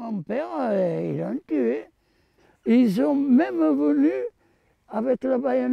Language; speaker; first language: French; early bilingual, other home language; Armenian